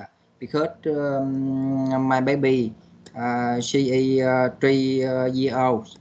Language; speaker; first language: English; non-native, learner; Vietnamese